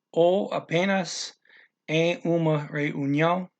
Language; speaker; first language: Portuguese; non-native, learner; English